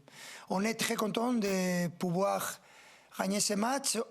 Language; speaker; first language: French; non-native, fluent; Spanish